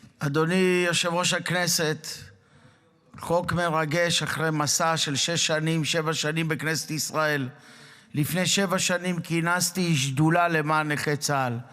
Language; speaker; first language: Hebrew; native; Hebrew